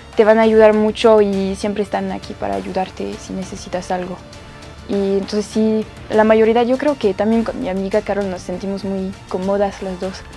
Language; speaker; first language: Spanish; non-native, learner; French